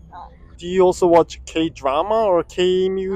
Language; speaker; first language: English; non-native, learner; Korean